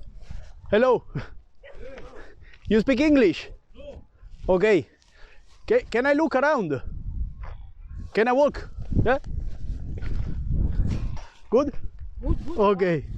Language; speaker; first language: English; non-native, learner; Italian